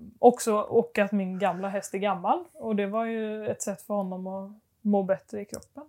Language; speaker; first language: Swedish; native; Swedish